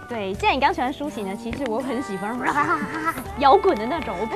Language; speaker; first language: Chinese; native; Chinese